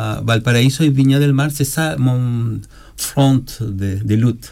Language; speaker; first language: French; non-native, learner; Spanish